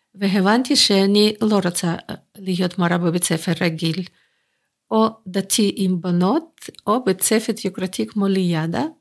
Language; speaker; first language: Hebrew; non-native, fluent; Russian